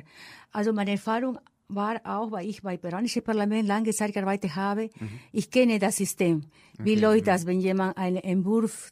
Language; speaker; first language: German; non-native, fluent; Spanish